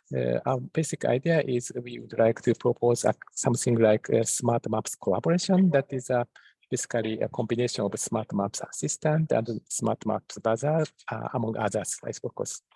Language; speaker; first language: English; non-native, fluent; Japanese